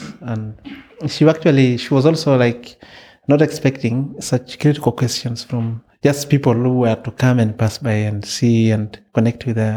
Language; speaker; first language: English; non-native, local second language; Masai